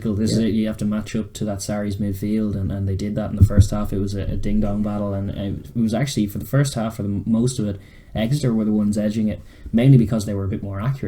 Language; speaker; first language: English; native; English